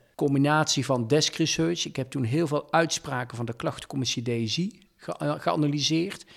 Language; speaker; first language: Dutch; native; Dutch